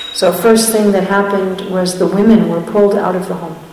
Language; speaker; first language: English; native; English